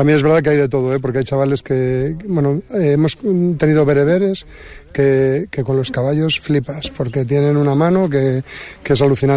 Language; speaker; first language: Spanish; native; Spanish